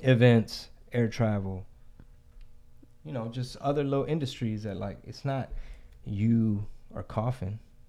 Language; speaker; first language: English; early bilingual, other home language; Spanish